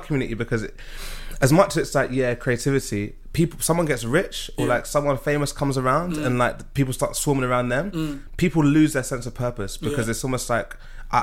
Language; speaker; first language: English; native; English